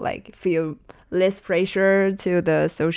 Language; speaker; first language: English; non-native, learner; Chinese